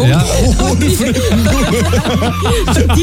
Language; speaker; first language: German; native; German